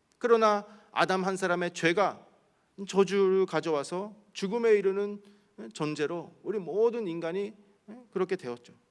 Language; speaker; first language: Korean; early bilingual, heritage; Korean